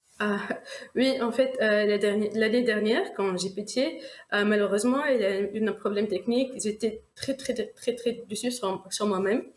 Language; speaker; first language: French; non-native, local second language; Arabic